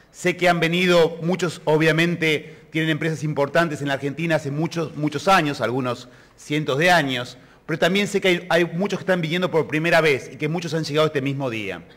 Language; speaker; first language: Spanish; native; Spanish